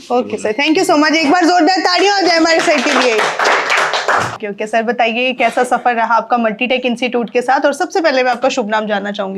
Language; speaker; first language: Hindi; native; Hindi